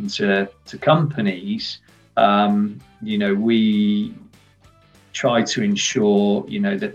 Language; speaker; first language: English; native; English